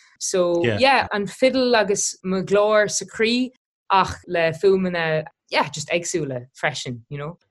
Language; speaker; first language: Irish; non-native, local second language; English